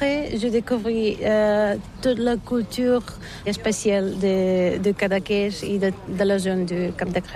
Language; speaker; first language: French; non-native, fluent; Bulgarian